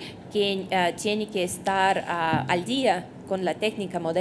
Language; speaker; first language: Spanish; non-native, fluent; Russian